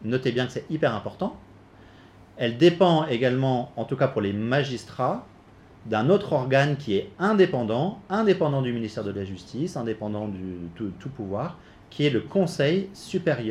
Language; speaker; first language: French; native; French